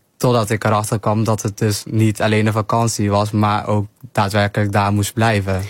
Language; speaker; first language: Dutch; early bilingual, other home language; Somali